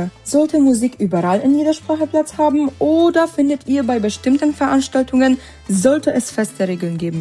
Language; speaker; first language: German; native; German